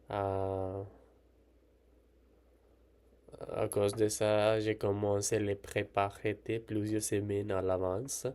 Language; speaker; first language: French; non-native, learner; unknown